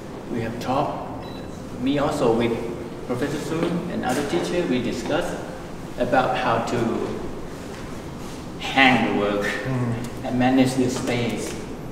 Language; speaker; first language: English; non-native, fluent; Thai